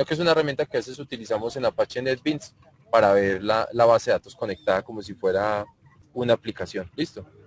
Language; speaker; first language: Spanish; native; Spanish